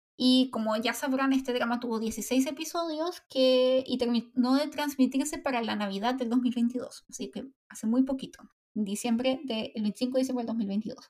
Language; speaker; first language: Spanish; native; Spanish